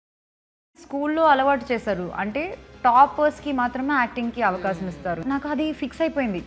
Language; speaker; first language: Telugu; non-native, fluent; Malayalam